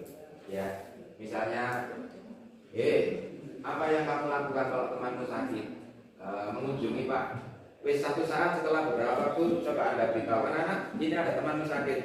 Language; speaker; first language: Indonesian; native; Indonesian